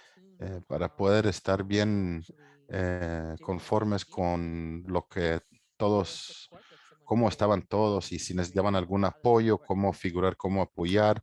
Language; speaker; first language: Spanish; non-native, fluent; English